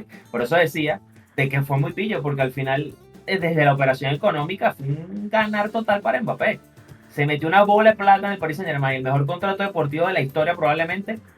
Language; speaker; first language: Spanish; native; Spanish